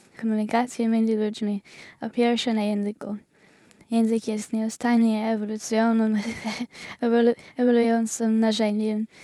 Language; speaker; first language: Polish; non-native, learner; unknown